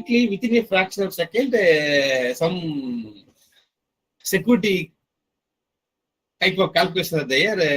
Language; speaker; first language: English; non-native, local second language; Tamil